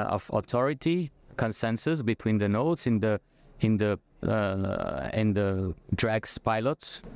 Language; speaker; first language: English; non-native, fluent; French